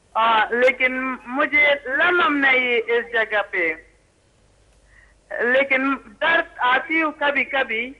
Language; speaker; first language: Hindi; early bilingual, heritage; Hindi